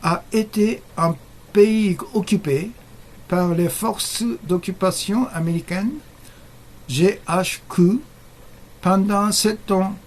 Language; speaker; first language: French; non-native, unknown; Japanese